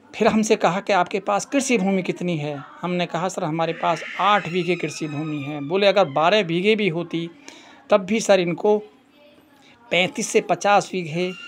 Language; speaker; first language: Hindi; native; Hindi